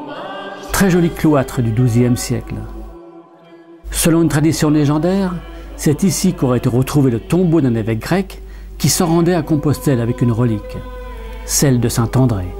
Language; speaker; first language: French; native; French